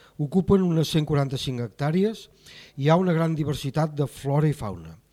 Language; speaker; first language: Catalan; native; Catalan